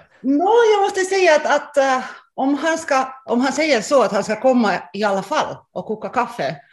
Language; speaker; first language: Swedish; non-native, local second language; Finnish